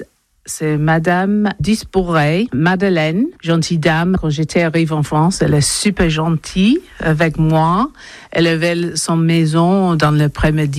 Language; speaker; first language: French; non-native, learner; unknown